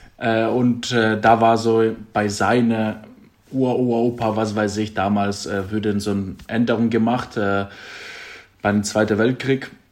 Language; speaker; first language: German; non-native, fluent; Greek